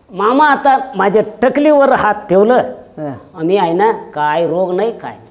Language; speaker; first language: Marathi; native; Marathi